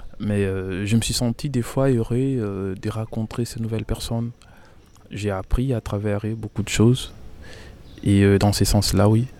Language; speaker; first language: French; non-native, local second language; Lingala